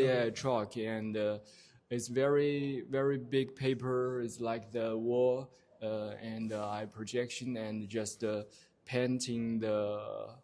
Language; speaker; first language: English; non-native, learner; Chinese